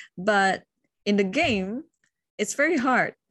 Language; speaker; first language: English; non-native, fluent; Indonesian